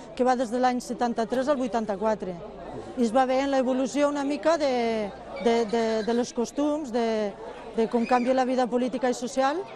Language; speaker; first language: Catalan; native; Catalan